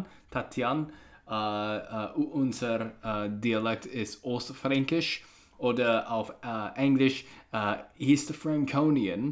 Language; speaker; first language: German; non-native, learner; English